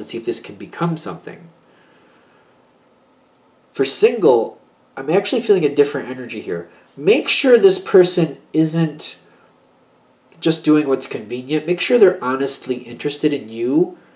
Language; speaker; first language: English; native; English